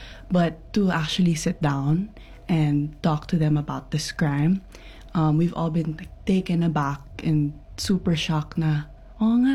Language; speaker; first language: English; non-native, local second language; Filipino